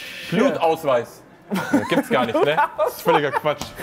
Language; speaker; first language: German; native; German